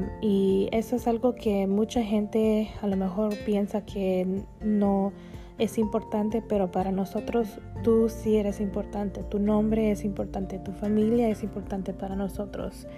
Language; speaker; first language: Spanish; early bilingual, heritage; Spanish